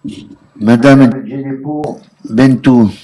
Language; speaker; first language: French; native; French